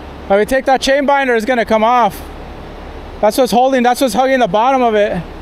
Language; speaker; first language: English; early bilingual, other home language; Spanish